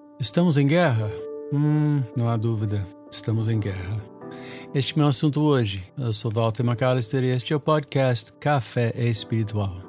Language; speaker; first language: Portuguese; early bilingual, other home language; English